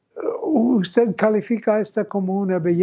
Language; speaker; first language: Spanish; non-native, fluent; English